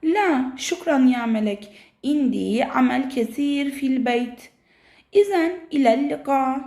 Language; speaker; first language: Arabic; non-native, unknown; Turkish